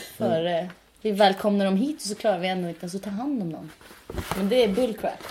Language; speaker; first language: Swedish; native; Swedish